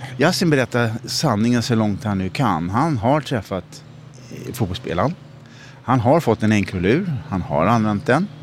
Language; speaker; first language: Swedish; native; Swedish